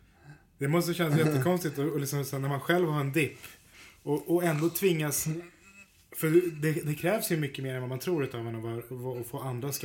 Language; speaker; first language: Swedish; native; Swedish